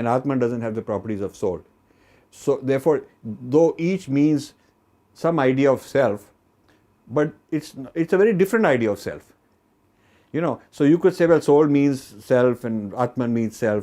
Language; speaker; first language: English; non-native, local second language; Hindi